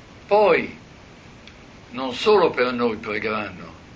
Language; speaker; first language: Italian; native; Italian